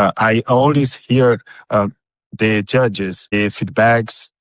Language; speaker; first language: English; non-native, learner; Portuguese